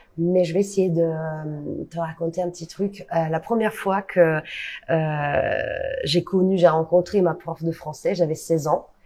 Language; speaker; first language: French; non-native, fluent; Italian